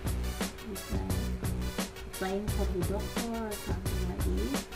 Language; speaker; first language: English; non-native, learner; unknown